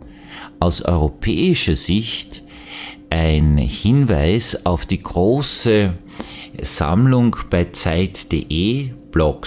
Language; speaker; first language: German; native; German